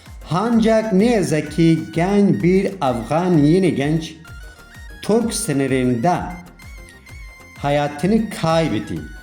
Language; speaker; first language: Turkish; non-native, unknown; Persian